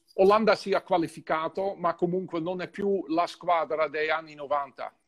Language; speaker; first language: Italian; non-native, fluent; Dutch